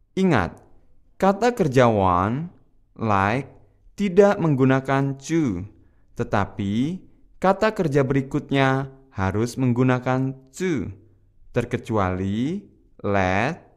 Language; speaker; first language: Indonesian; native; Indonesian